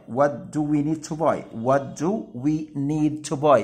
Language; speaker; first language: English; non-native, fluent; Arabic